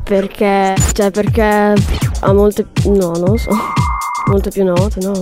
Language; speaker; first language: Italian; native; Italian